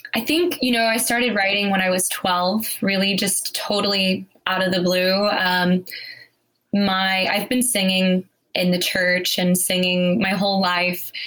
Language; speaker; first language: English; native; English